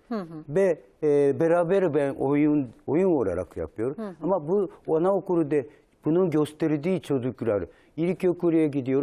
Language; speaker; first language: Turkish; non-native, learner; Japanese